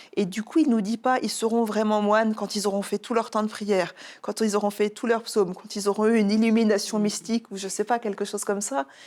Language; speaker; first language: French; native; French